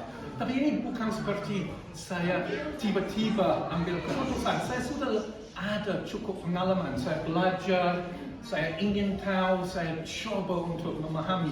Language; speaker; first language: Indonesian; non-native, fluent; English